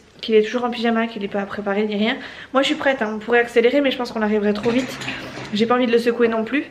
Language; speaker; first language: French; native; French